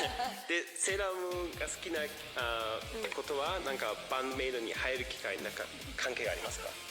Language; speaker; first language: Japanese; non-native, fluent; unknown